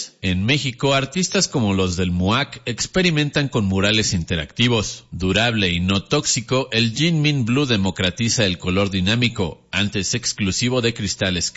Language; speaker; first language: Spanish; native; Spanish